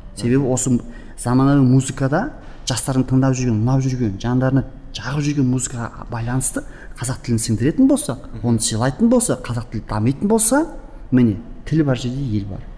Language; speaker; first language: Kazakh; early bilingual, heritage; Kazakh